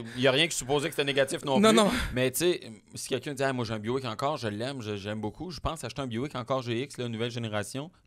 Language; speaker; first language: French; native; French